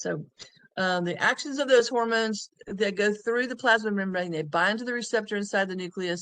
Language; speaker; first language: English; native; English